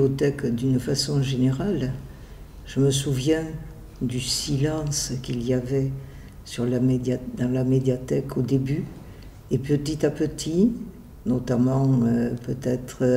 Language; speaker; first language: French; native; French